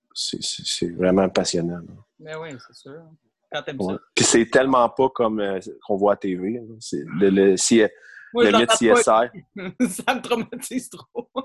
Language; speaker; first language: French; native; French